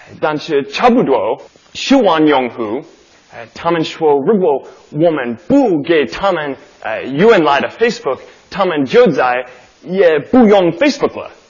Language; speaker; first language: Chinese; non-native, learner; English